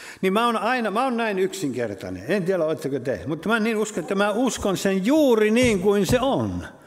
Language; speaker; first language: Finnish; native; Finnish